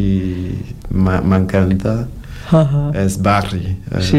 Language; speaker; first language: Catalan; non-native, learner; Portuguese